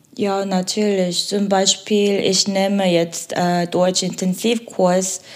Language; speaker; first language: German; non-native, fluent; Korean